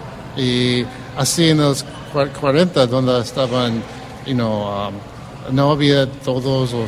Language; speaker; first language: Spanish; early bilingual, heritage; English